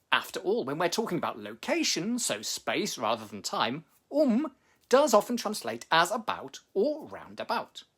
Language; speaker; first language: English; native; English